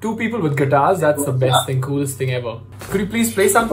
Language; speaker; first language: English; non-native, local second language; Marathi